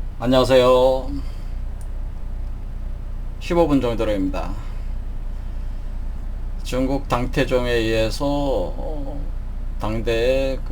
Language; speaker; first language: Korean; native; Korean